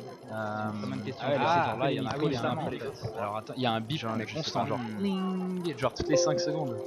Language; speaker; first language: French; native; French